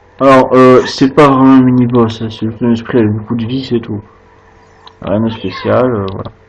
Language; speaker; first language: French; native; French